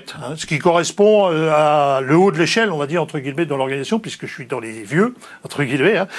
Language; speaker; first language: French; native; French